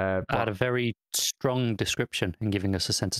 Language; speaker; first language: English; native; English